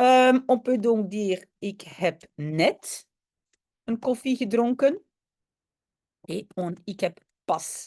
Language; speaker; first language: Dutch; non-native, local second language; French